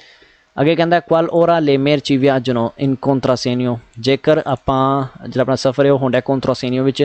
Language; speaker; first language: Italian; non-native, fluent; Punjabi